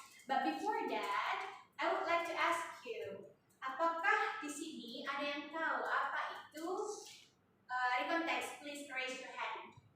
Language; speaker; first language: English; non-native, learner; Indonesian